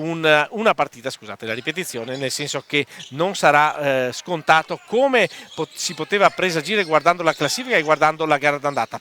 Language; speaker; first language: Italian; native; Italian